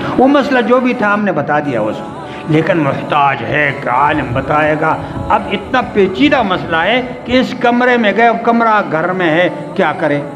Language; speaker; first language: Urdu; non-native, local second language; Pashto